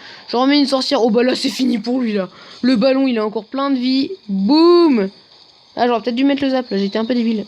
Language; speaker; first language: French; native; French